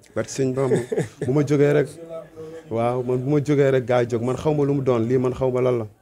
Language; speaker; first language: Wolof; non-native, local second language; Serer